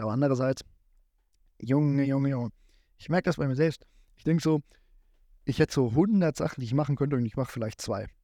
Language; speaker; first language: German; native; German